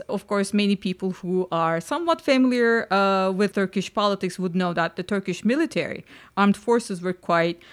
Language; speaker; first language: English; non-native, fluent; Turkish